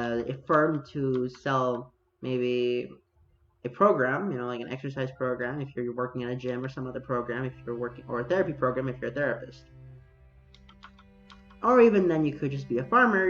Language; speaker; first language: English; native; English